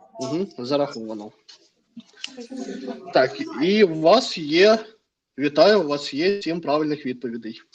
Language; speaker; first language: Ukrainian; non-native, fluent; Russian